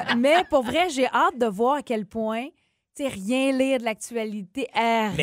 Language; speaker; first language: French; native; French